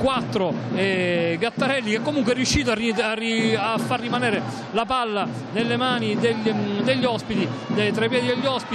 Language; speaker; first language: Italian; native; Italian